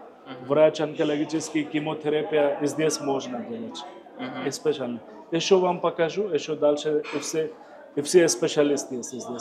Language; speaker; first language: Russian; non-native, learner; Hindi